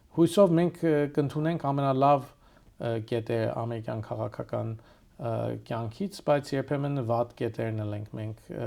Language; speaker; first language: Armenian; early bilingual, heritage; Armenian